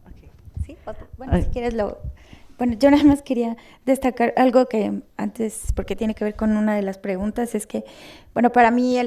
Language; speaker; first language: Spanish; native; Spanish